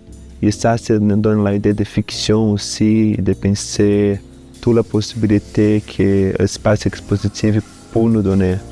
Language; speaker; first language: French; non-native, fluent; Portuguese